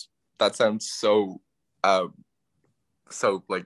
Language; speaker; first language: English; native; English